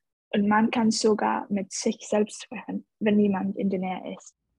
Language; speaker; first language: German; non-native, learner; English